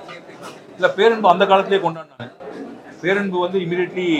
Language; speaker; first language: Tamil; native; Tamil